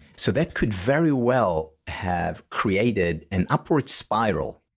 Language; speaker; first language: English; non-native, fluent; Hebrew